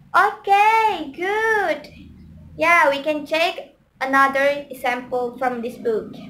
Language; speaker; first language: English; non-native, learner; Indonesian